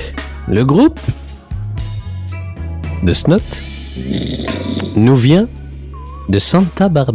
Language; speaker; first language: French; native; French